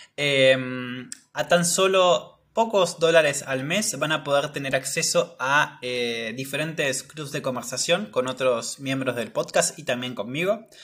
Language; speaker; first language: Spanish; native; Spanish